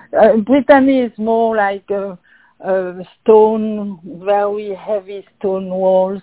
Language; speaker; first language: English; non-native, fluent; French